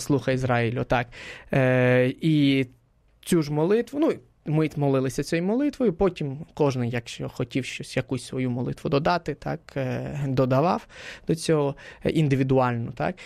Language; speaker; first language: Ukrainian; non-native, fluent; Spanish